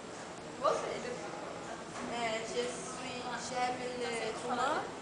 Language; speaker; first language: French; non-native, learner; Portuguese